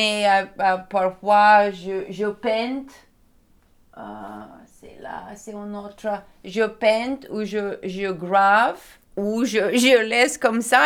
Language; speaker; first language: French; non-native, learner; Lithuanian